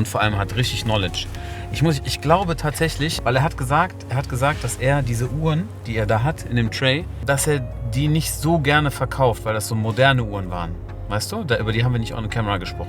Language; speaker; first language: German; native; German